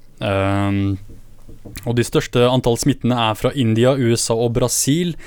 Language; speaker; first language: Norwegian; early bilingual, other home language; Kurdish